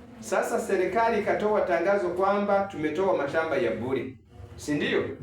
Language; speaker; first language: Swahili; non-native, local second language; Rundi